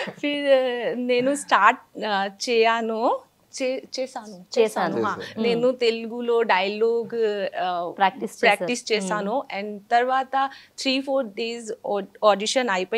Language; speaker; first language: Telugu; non-native, learner; Hindi